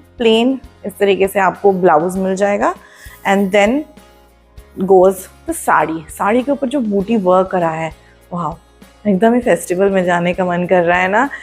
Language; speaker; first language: Hindi; non-native, local second language; Marathi